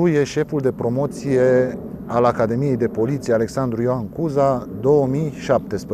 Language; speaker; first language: Romanian; native; Romanian